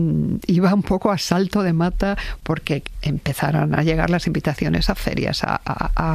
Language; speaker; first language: Spanish; native; Spanish